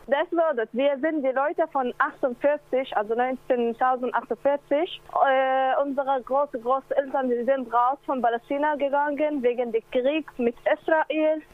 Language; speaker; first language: German; non-native, learner; Arabic